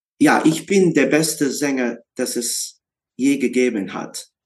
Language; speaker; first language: German; non-native, learner; English